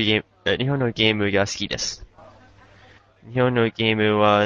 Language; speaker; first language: Japanese; non-native, learner; English